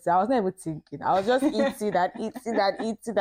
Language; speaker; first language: English; non-native, local second language; Yoruba